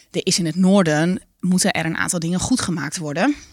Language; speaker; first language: Dutch; non-native, local second language; Western Frisian